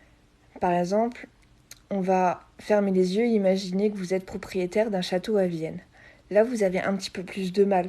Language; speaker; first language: French; native; French